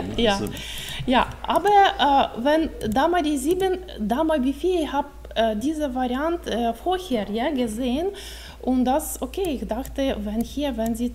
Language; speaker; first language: German; non-native, learner; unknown